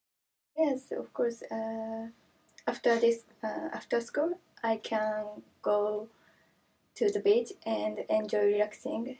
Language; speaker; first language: English; non-native, learner; Japanese